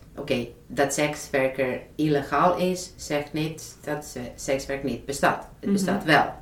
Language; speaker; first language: Dutch; non-native, fluent; Romanian